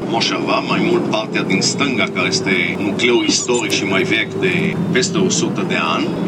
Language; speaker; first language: Romanian; early bilingual, heritage; Romanian